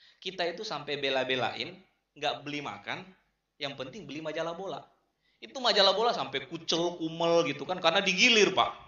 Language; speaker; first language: Indonesian; native; Indonesian